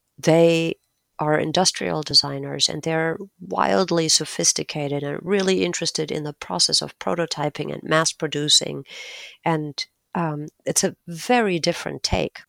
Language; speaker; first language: English; non-native, fluent; German